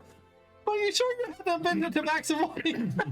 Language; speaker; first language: English; native; English